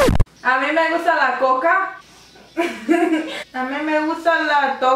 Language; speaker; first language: Spanish; early bilingual, heritage; Spanish